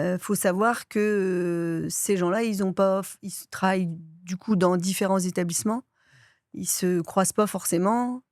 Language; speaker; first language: French; native; French